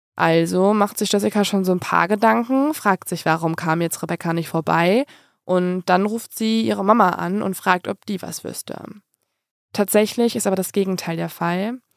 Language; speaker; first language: German; native; German